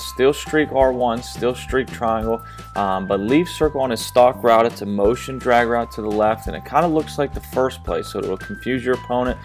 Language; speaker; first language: English; native; English